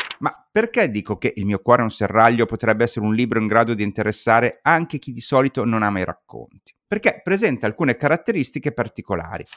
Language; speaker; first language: Italian; native; Italian